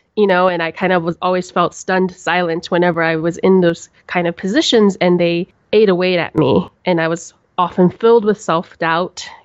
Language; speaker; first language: English; native; English